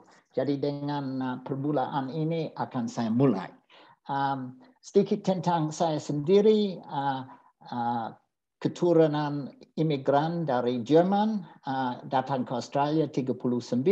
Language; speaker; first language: Indonesian; non-native, fluent; English